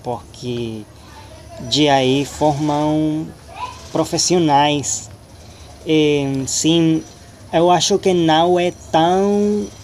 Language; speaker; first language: Portuguese; non-native, learner; Spanish